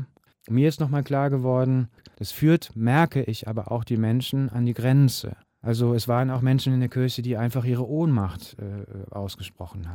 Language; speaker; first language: German; native; German